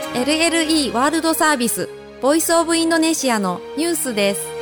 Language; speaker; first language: Japanese; non-native, fluent; Indonesian